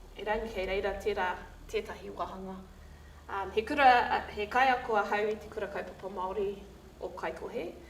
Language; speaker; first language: Māori; native; Māori